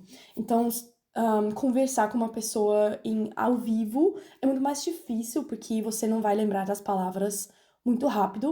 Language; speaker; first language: Portuguese; non-native, fluent; German